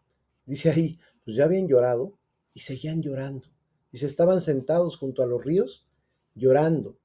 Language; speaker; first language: Spanish; native; Spanish